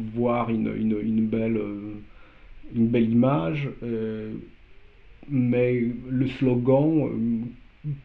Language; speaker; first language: French; non-native, fluent; Polish